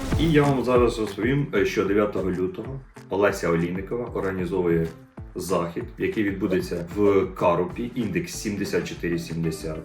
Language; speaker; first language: Ukrainian; native; Ukrainian